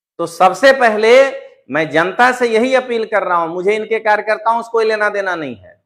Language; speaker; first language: Hindi; non-native, local second language; Gujarati